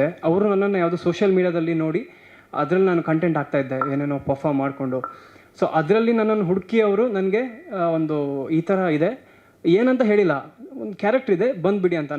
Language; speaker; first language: Kannada; non-native, local second language; Tulu